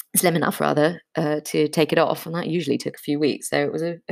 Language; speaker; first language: English; native; English